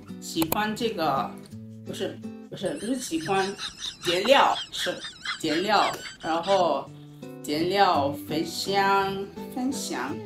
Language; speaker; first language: Chinese; non-native, fluent; Yoruba